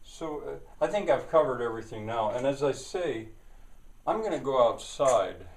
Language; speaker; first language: English; native; English